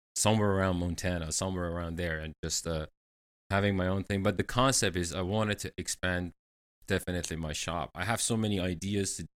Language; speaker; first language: English; non-native, fluent; Persian